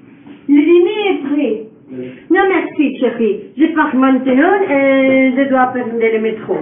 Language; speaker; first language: French; non-native, learner; Spanish